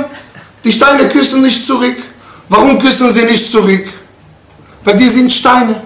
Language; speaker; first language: German; non-native, fluent; Hebrew